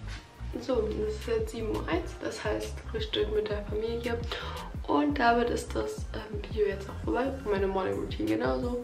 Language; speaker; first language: German; native; German